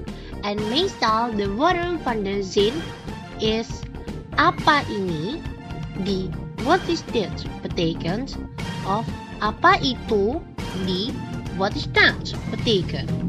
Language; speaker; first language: Dutch; non-native, fluent; Indonesian